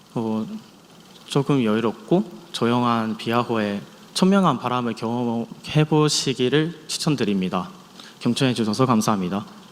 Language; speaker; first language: Korean; non-native, fluent; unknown